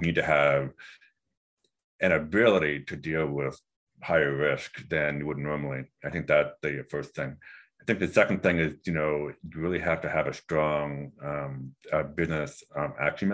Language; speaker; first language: English; native; English